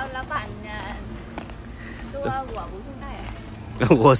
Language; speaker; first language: Chinese; non-native, learner; Vietnamese